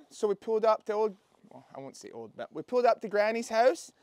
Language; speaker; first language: English; native; English